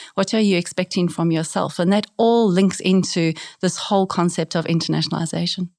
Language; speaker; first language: English; native; English